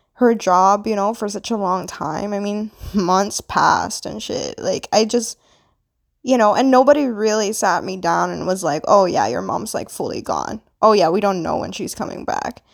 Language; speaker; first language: English; non-native, local second language; Filipino